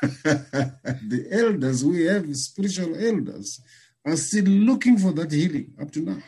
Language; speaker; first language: English; non-native, local second language; Shona